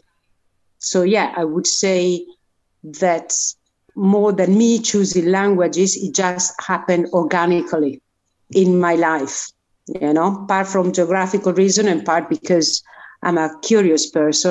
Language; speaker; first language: English; non-native, fluent; Italian